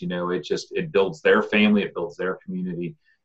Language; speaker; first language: English; native; English